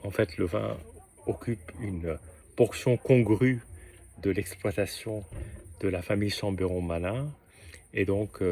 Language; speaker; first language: French; native; French